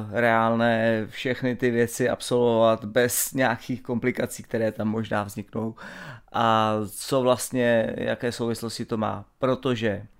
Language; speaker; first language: Czech; native; Czech